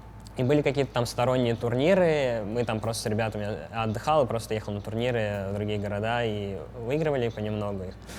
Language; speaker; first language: Russian; native; Russian